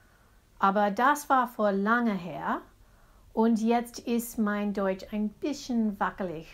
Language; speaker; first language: German; non-native, learner; English